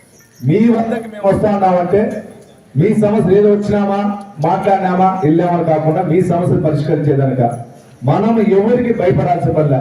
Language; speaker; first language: Telugu; native; Telugu